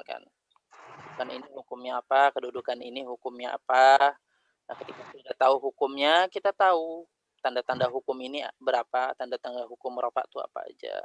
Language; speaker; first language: Indonesian; native; Indonesian